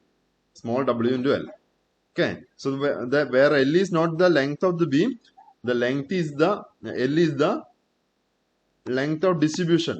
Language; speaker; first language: English; non-native, local second language; Malayalam